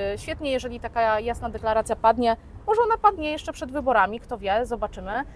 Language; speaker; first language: Polish; native; Polish